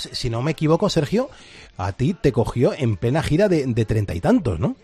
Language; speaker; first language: Spanish; native; Spanish